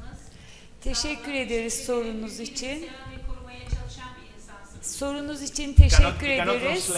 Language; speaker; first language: Turkish; native; Turkish